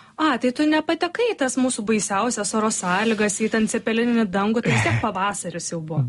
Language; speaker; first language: Lithuanian; native; Lithuanian